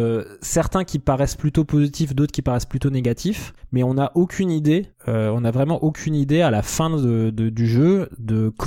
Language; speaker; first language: French; native; French